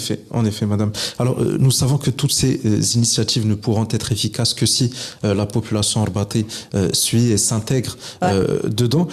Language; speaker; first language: French; non-native, local second language; Arabic